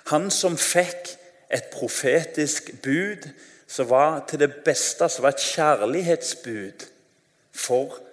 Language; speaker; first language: Norwegian; native; Norwegian